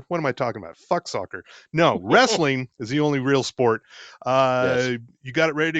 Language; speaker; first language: English; native; English